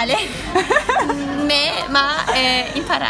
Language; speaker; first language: Italian; non-native, learner; German